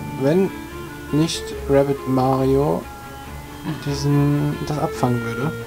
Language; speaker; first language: German; native; German